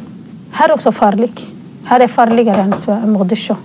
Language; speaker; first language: Swedish; non-native, fluent; Somali